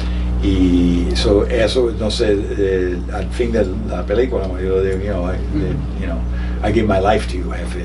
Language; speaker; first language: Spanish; early bilingual, heritage; Spanish